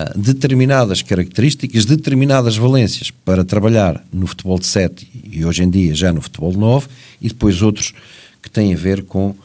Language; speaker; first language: Portuguese; native; Portuguese